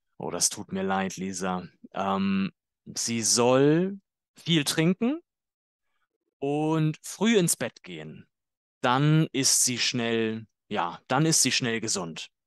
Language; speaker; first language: German; native; German